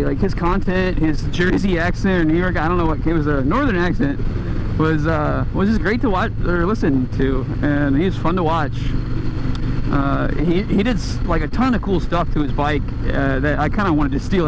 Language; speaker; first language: English; native; English